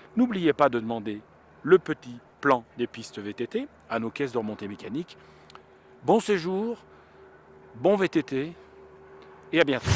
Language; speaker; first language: French; native; French